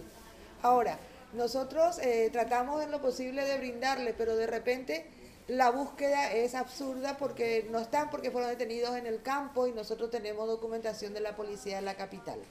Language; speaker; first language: Spanish; native; Spanish